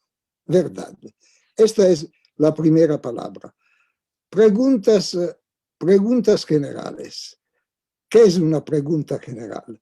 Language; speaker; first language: Spanish; non-native, fluent; Italian